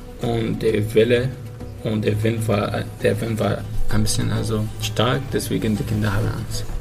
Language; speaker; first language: German; non-native, learner; Arabic